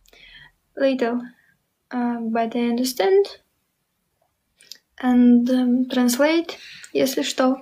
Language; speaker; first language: English; non-native, learner; Russian